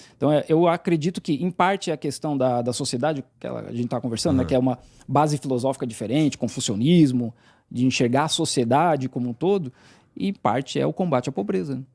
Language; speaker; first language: Portuguese; native; Portuguese